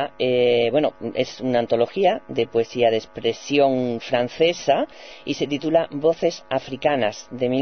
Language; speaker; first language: Spanish; native; Spanish